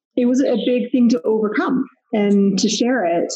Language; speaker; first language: English; native; English